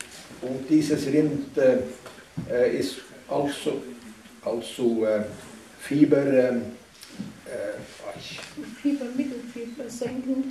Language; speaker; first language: German; non-native, learner; Northern Sami